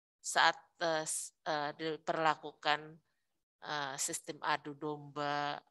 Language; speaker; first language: Indonesian; native; Indonesian